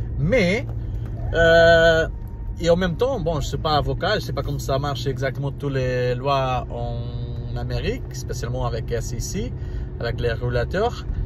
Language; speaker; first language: French; non-native, learner; Portuguese